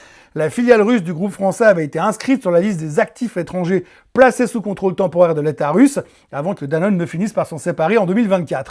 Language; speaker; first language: French; native; French